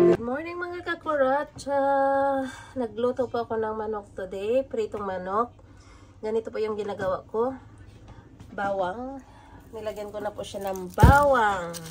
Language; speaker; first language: Filipino; native; Filipino